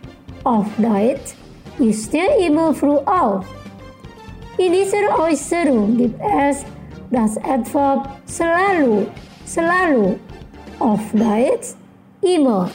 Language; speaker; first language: German; non-native, fluent; Indonesian